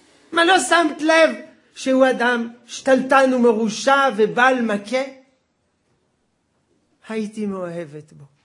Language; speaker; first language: Hebrew; non-native, fluent; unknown